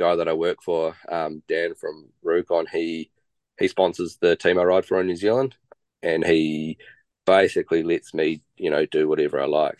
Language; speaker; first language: English; native; English